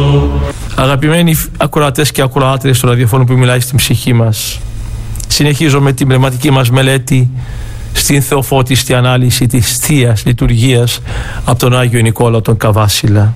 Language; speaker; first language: Greek; native; Greek